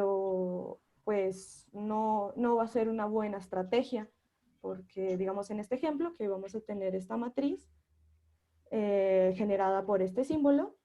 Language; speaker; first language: Spanish; native; Spanish